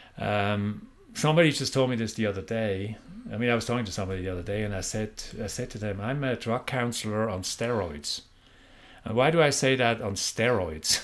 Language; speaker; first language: English; non-native, fluent; German